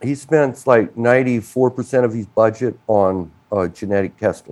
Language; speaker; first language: English; native; English